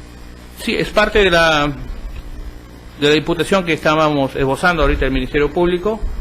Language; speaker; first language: Spanish; native; Spanish